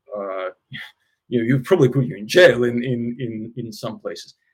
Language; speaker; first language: English; non-native, fluent; Russian